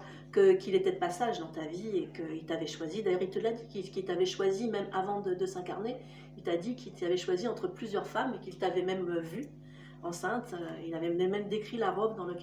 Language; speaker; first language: French; native; French